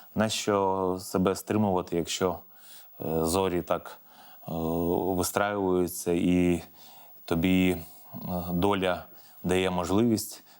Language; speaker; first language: Ukrainian; native; Ukrainian